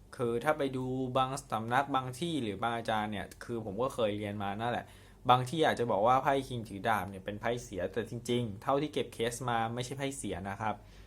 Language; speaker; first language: Thai; native; Thai